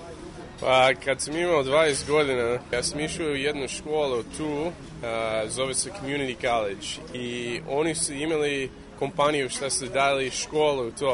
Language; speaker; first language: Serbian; early bilingual, heritage; English